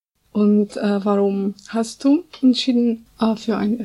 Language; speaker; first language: German; non-native, learner; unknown